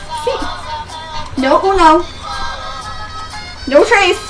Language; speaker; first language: Spanish; non-native, learner; English